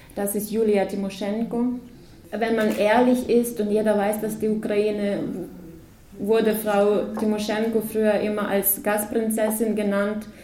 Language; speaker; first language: German; non-native, fluent; Ukrainian